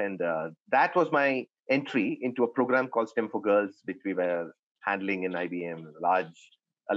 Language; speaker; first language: English; non-native, local second language; Tamil